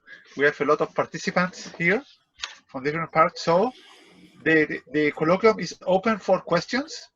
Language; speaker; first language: English; non-native, fluent; Spanish